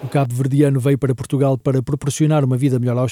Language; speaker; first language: Portuguese; native; Portuguese